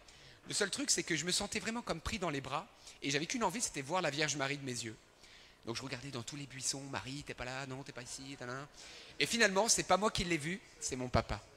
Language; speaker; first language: French; early bilingual, other home language; Arabic